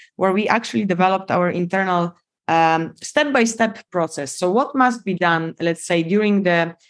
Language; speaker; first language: English; non-native, fluent; Polish